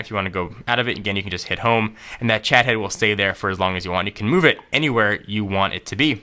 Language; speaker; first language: English; native; English